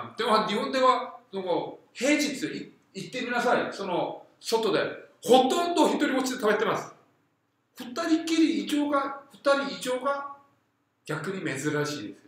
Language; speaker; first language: Japanese; non-native, fluent; Korean